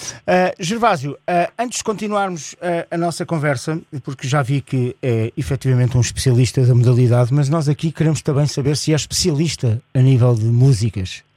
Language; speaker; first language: Portuguese; native; Portuguese